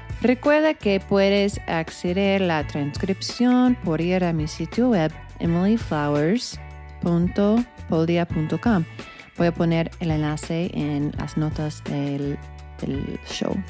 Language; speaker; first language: Spanish; non-native, fluent; English